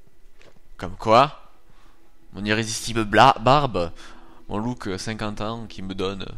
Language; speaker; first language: French; native; French